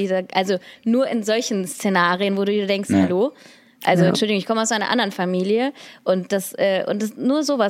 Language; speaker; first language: German; early bilingual, other home language; Russian